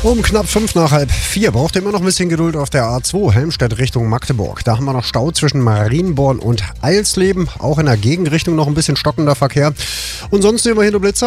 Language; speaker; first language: German; native; German